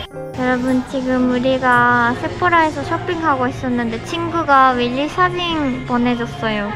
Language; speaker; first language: Korean; non-native, fluent; Japanese